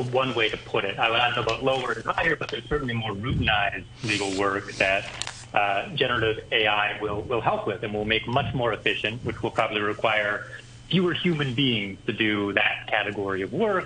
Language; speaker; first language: English; native; English